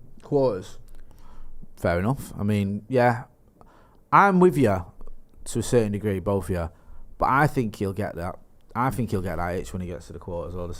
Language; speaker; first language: English; native; English